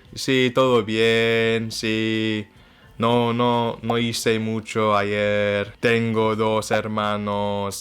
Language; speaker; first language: Spanish; non-native, learner; English